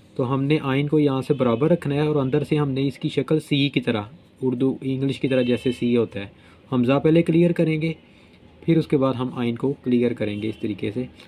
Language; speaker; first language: Urdu; non-native, local second language; Punjabi